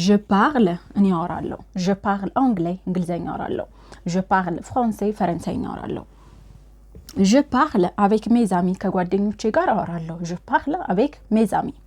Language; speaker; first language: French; non-native, fluent; Amharic